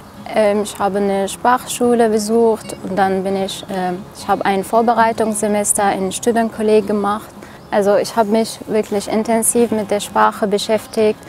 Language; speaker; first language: German; non-native, fluent; Arabic